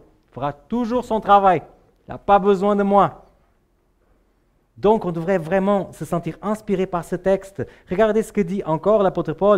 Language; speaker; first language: French; native; French